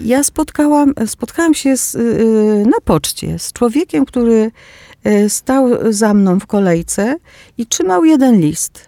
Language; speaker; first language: Polish; early bilingual, other home language; Greek